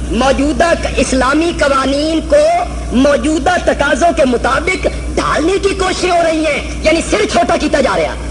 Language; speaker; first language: Urdu; non-native, local second language; Punjabi